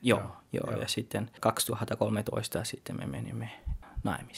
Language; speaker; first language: Finnish; non-native, learner; Tswana